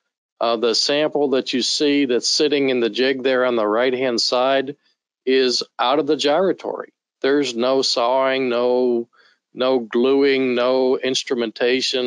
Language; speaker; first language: English; native; English